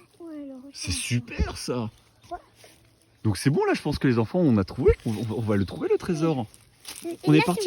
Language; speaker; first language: French; native; French